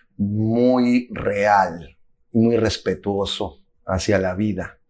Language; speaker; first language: Spanish; native; Spanish